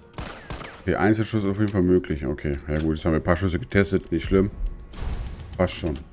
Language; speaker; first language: German; native; German